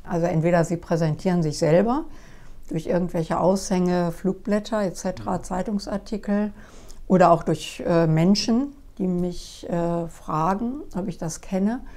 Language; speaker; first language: German; native; German